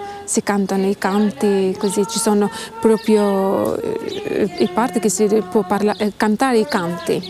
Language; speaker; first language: Italian; non-native, learner; Albanian